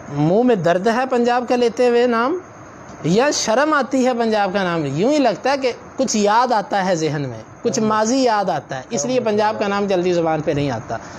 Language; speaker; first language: Urdu; non-native, local second language; Punjabi